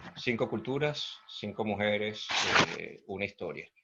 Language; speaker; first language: Spanish; native; Spanish